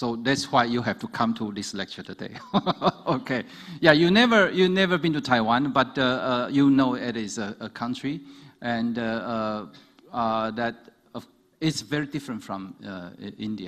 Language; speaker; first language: English; non-native, fluent; Chinese